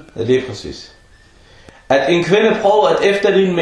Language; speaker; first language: Danish; non-native, fluent; Arabic